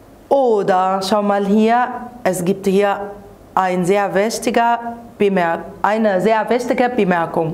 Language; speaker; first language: German; non-native, fluent; Arabic